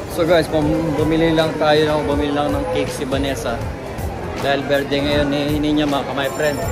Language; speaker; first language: Filipino; non-native, local second language; Pampanga